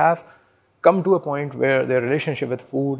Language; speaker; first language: English; non-native, local second language; Hindi